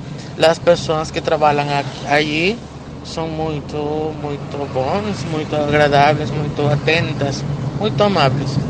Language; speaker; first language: Portuguese; non-native, fluent; Spanish